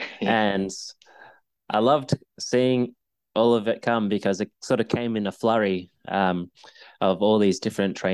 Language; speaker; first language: English; native; English